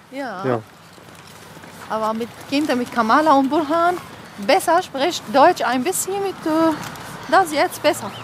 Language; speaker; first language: German; non-native, learner; Arabic